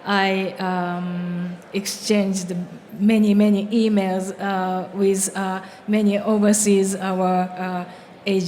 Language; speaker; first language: English; non-native, learner; Japanese